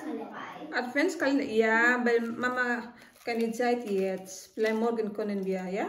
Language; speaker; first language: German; non-native, learner; Indonesian